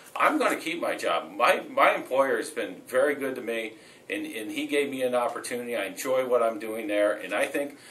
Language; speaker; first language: English; native; English